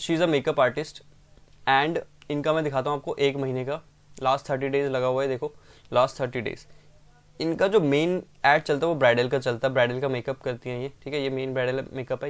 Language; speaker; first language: Hindi; native; Hindi